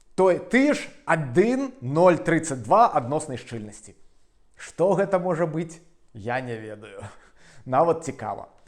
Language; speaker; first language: Belarusian; non-native, local second language; Russian